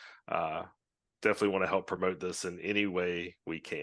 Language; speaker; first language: English; native; English